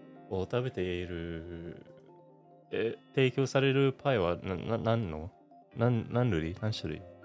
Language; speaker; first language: Japanese; non-native, learner; English